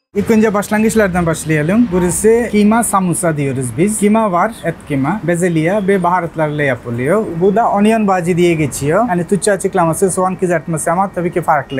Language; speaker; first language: Turkish; non-native, fluent; Bangla